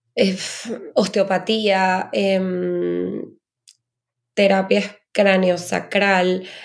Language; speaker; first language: Spanish; native; Spanish